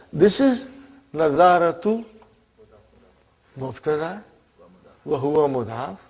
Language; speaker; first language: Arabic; non-native, fluent; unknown